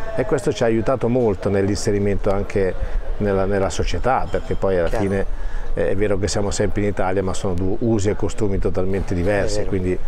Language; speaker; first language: Italian; native; Italian